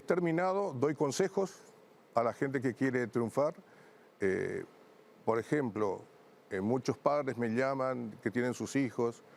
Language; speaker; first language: Spanish; native; Spanish